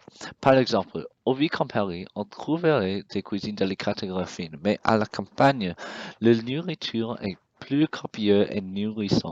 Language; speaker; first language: French; non-native, learner; English